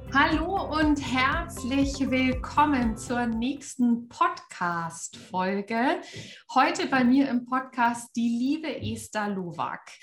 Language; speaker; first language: German; native; German